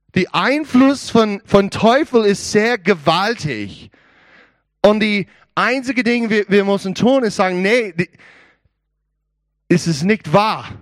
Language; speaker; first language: German; non-native, learner; English